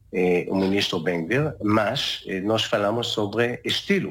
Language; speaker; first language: Portuguese; non-native, learner; Hebrew